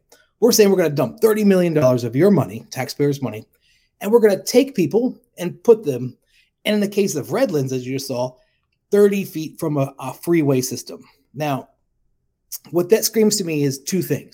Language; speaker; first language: English; native; English